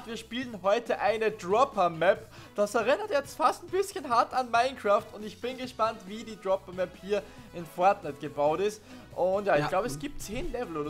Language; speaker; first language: German; native; German